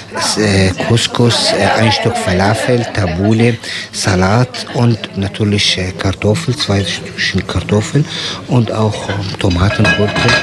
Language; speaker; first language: German; non-native, learner; Arabic